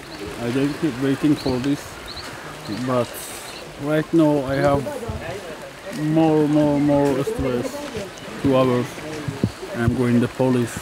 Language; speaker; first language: English; non-native, learner; Persian